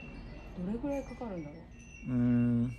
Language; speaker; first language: Japanese; native; Japanese